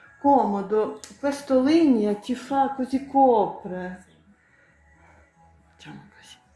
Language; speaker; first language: Italian; non-native, learner; Ukrainian